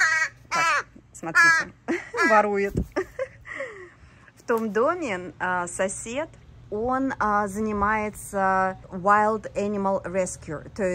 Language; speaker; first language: Russian; native; Russian